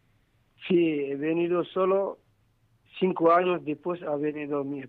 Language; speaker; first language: Spanish; non-native, learner; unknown